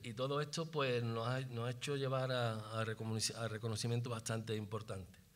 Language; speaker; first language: Spanish; native; Spanish